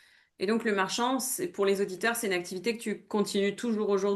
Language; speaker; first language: French; native; French